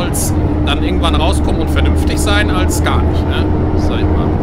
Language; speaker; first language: German; native; German